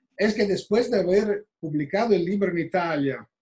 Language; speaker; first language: Spanish; non-native, fluent; Italian